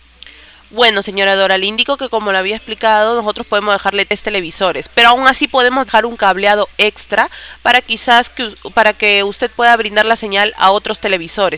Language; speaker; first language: Spanish; native; Spanish